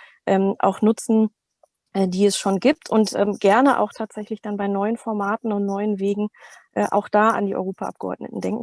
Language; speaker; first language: German; native; German